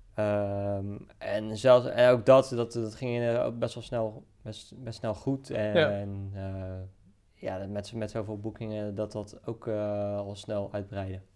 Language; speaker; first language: Dutch; native; Dutch